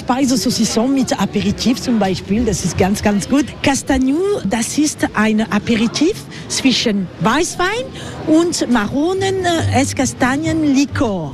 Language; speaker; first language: German; non-native, learner; French